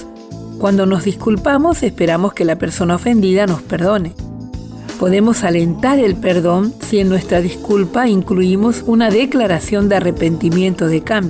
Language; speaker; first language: Spanish; native; Spanish